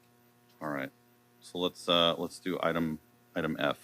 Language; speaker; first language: English; native; English